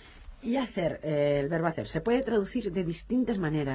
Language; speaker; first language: Spanish; native; Spanish